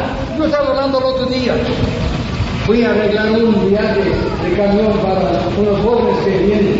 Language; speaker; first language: Spanish; non-native, fluent; English